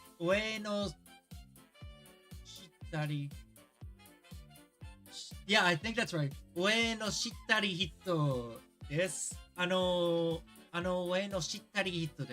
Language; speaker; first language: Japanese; non-native, learner; English